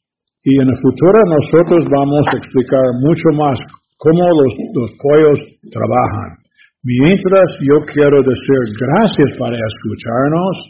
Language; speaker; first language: Spanish; non-native, learner; English